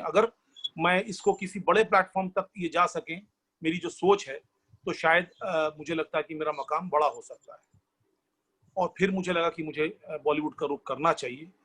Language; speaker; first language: Hindi; non-native, local second language; Bangla